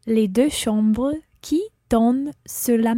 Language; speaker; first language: French; non-native, learner; English